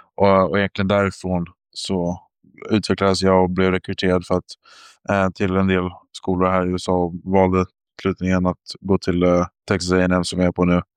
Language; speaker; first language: Swedish; native; Swedish